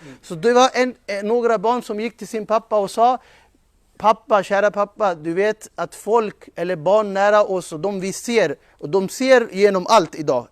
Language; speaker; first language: Swedish; non-native, fluent; Urdu